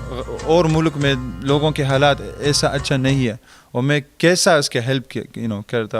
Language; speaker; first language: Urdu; early bilingual, heritage; Urdu